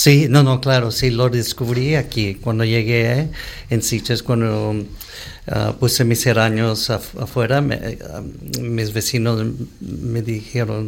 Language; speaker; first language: Spanish; early bilingual, heritage; Spanish